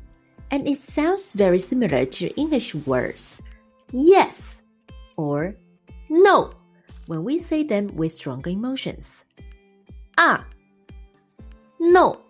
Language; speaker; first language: English; non-native, fluent; Chinese